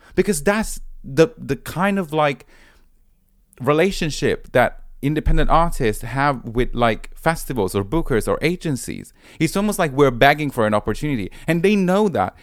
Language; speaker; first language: English; non-native, fluent; Italian